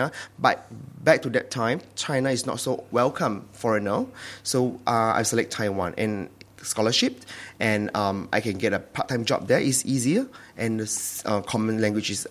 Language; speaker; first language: English; non-native, local second language; Chinese